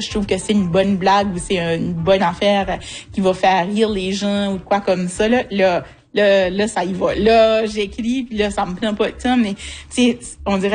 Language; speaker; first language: French; native; French